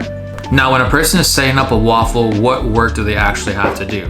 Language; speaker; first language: English; native; English